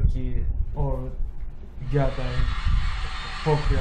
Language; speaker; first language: English; non-native, learner; Japanese